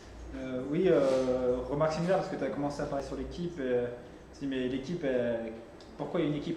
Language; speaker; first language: French; native; French